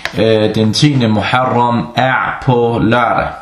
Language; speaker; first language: Danish; early bilingual, other home language; Arabic